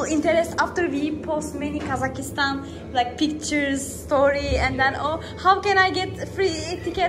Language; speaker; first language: English; non-native, learner; Turkish